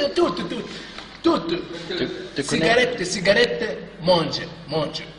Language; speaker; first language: French; non-native, local second language; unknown